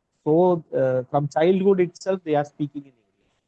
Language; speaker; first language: English; non-native, learner; Tamil